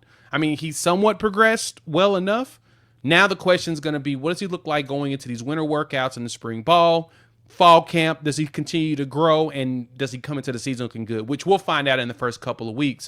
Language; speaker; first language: English; native; English